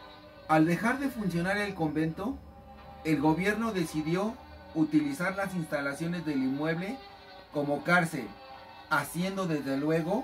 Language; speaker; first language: Spanish; native; Spanish